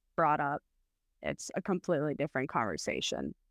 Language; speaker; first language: English; early bilingual, other home language; Arabic